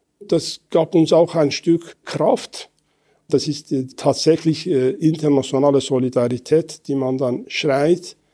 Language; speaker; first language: German; non-native, fluent; Kurdish